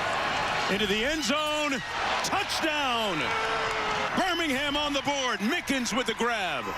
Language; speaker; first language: English; native; English